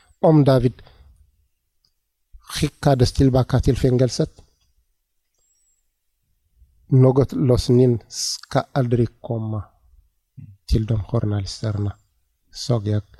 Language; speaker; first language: Swedish; non-native, learner; Tigrinya